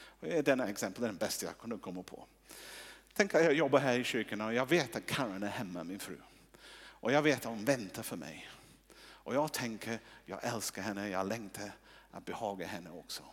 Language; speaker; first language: Swedish; non-native, fluent; English